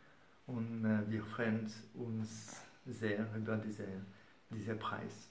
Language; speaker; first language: German; non-native, learner; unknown